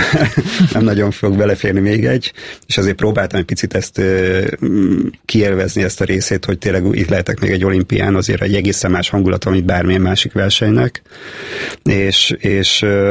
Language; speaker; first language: Hungarian; native; Hungarian